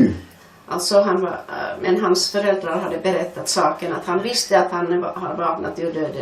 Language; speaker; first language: Swedish; non-native, fluent; Finnish